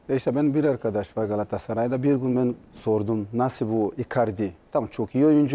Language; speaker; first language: Turkish; non-native, learner; Portuguese